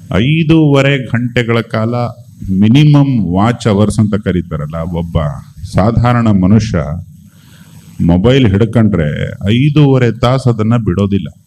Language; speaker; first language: Kannada; native; Kannada